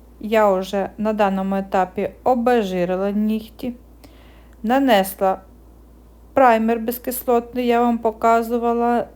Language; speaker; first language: Ukrainian; native; Ukrainian